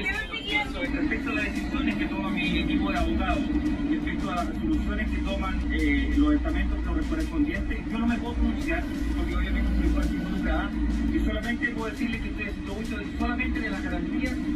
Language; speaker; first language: Spanish; native; Spanish